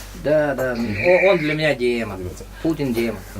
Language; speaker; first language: Russian; native; Russian